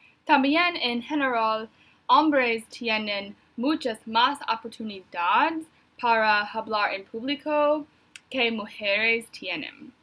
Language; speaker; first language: Spanish; non-native, learner; English